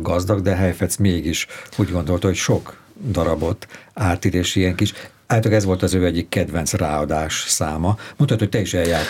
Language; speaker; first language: Hungarian; native; Hungarian